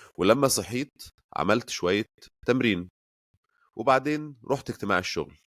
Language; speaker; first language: Egyptian Arabic; native; Egyptian Arabic